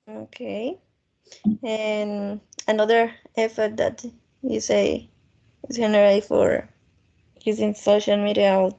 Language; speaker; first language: English; non-native, fluent; Spanish